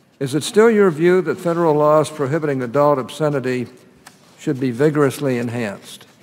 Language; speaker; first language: English; native; English